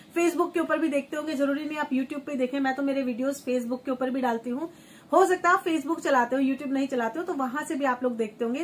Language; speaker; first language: Hindi; native; Hindi